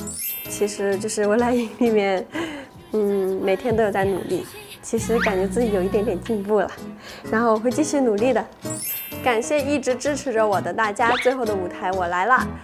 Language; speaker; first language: Chinese; native; Chinese